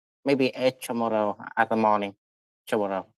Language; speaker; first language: English; non-native, learner; Vietnamese